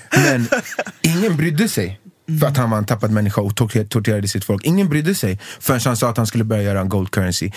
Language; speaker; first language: Swedish; native; Swedish